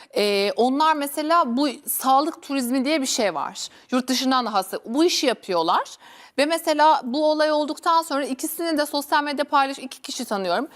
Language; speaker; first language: Turkish; native; Turkish